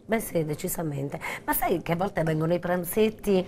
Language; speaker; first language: Italian; native; Italian